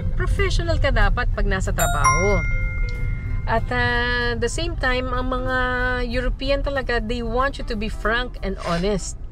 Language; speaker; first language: Filipino; native; Filipino